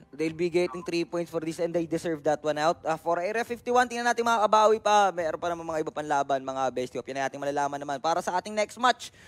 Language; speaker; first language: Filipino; native; Filipino